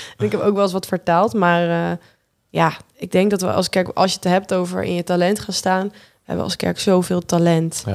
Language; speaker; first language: Dutch; native; Dutch